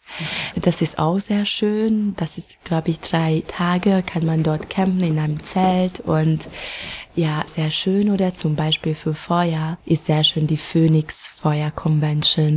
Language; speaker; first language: German; non-native, fluent; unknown